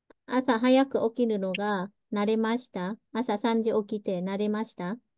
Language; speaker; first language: Japanese; early bilingual, heritage; Vietnamese